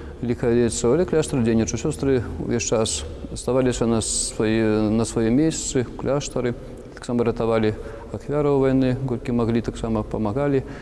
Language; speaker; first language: Belarusian; non-native, local second language; Russian